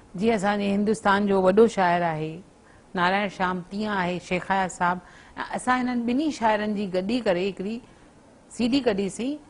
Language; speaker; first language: Sindhi; early bilingual, heritage; Sindhi